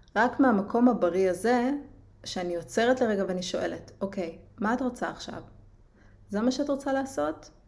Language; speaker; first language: Hebrew; native; Hebrew